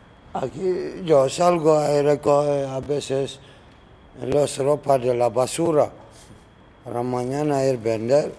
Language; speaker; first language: Spanish; non-native, learner; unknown